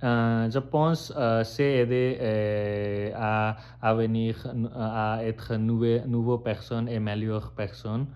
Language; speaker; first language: French; non-native, learner; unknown